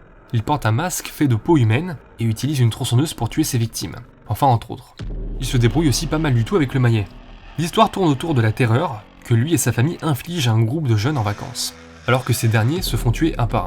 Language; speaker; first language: French; native; French